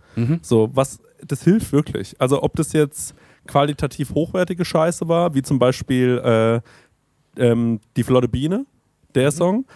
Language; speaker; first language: German; native; German